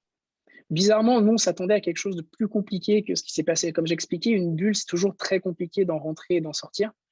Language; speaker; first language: French; native; French